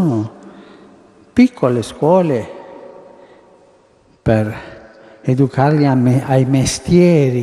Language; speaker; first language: Italian; non-native, fluent; Spanish